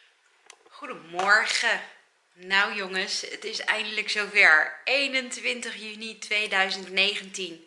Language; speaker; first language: Dutch; native; Dutch